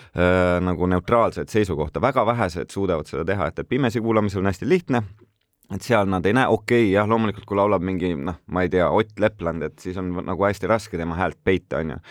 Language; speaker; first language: Estonian; native; Estonian